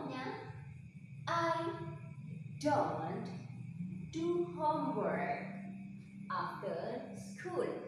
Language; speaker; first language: English; non-native, learner; Indonesian